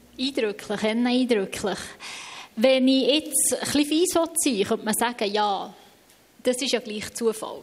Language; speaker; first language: German; native; German